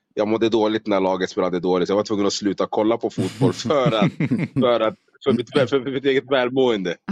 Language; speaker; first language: Swedish; native; Swedish